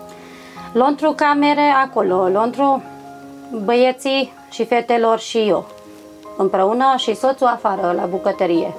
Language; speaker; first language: Romanian; non-native, local second language; Hungarian